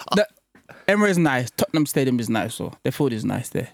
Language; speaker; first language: English; early bilingual, other home language; French